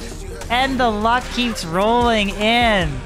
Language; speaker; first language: English; native; English